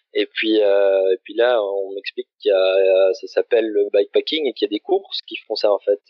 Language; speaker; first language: French; native; French